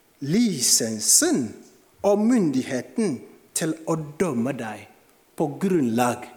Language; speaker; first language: Norwegian; non-native, fluent; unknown